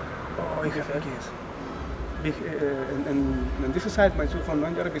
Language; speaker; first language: German; non-native, learner; Spanish